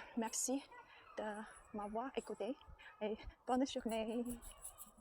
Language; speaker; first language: French; non-native, learner; Chinese